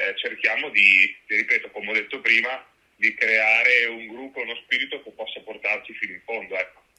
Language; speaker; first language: Italian; native; Italian